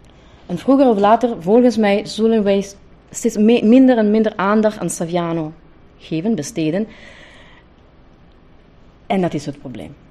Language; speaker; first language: Dutch; non-native, fluent; Italian